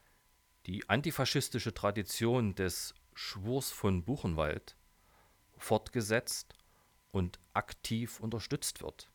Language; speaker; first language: German; native; German